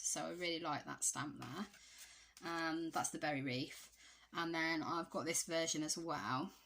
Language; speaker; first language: English; native; English